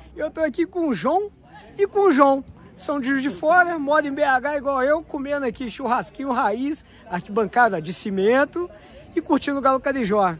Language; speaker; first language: Portuguese; native; Portuguese